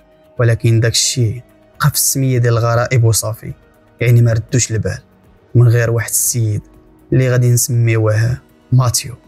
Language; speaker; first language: Arabic; native; Arabic